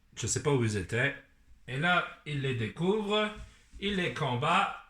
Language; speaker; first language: French; non-native, learner; English